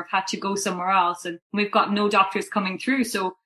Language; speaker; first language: English; native; English